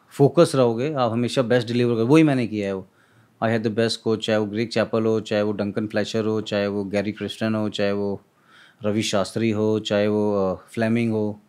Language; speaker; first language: Hindi; native; Hindi